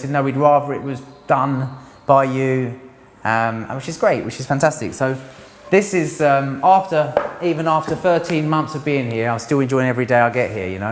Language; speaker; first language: English; native; English